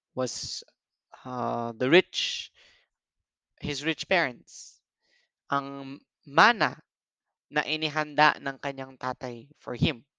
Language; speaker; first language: English; non-native, local second language; Filipino